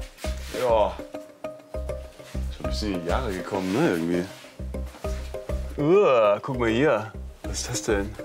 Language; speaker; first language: German; native; German